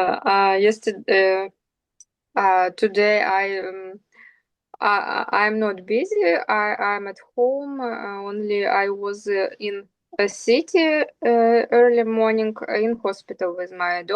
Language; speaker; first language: English; non-native, learner; Russian